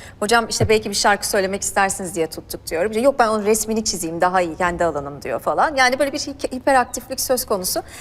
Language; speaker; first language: Turkish; native; Turkish